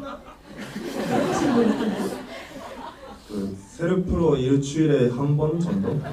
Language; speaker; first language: Korean; non-native, learner; Japanese